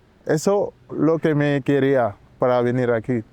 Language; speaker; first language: Spanish; non-native, learner; Wolof